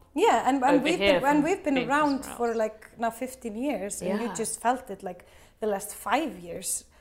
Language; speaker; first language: English; non-native, fluent; Icelandic